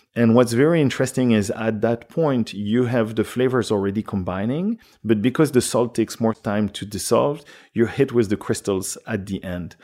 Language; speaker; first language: English; non-native, fluent; French